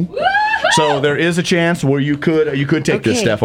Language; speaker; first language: English; native; English